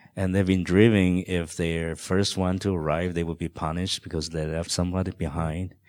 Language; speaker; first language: English; non-native, fluent; Chinese